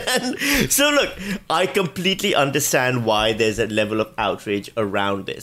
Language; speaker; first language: English; non-native, local second language; Urdu